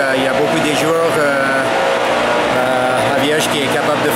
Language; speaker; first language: French; non-native, fluent; English